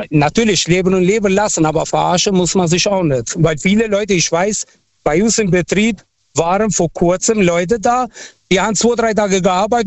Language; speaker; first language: German; non-native, fluent; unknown